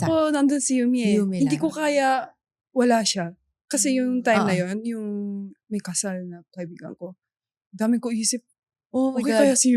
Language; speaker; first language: Filipino; non-native, learner; Japanese